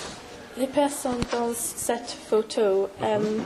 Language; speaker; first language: French; non-native, learner; English